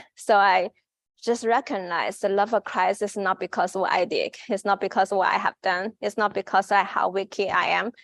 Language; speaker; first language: English; non-native, fluent; Chinese